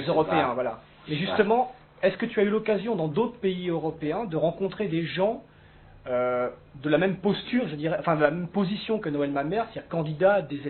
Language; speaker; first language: French; native; French